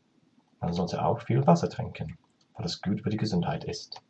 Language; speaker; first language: German; non-native, learner; English